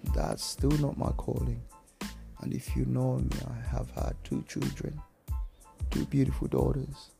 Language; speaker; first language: English; non-native, local second language; Nyanja